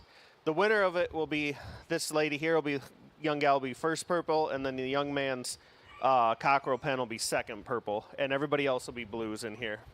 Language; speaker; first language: English; native; English